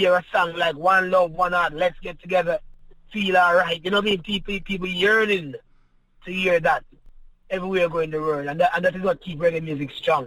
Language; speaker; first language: English; non-native, local second language; Jamaican Creole English